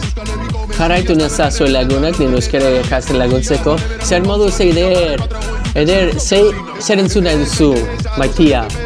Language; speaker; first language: Basque; non-native, learner; English